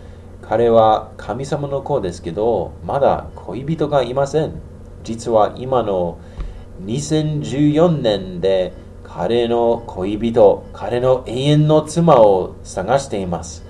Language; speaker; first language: Japanese; non-native, learner; English